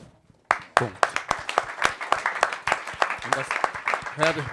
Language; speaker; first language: German; non-native, fluent; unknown